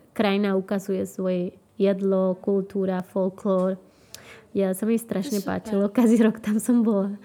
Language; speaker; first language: Slovak; non-native, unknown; Spanish